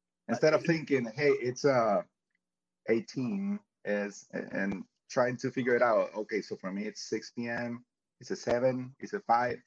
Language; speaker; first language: English; non-native, fluent; Spanish